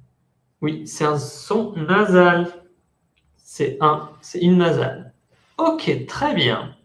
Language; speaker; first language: French; non-native, fluent; Spanish